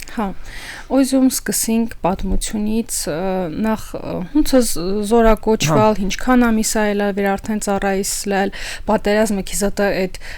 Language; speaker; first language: Armenian; native; Armenian